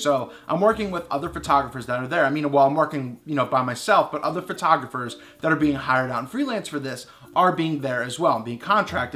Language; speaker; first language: English; native; English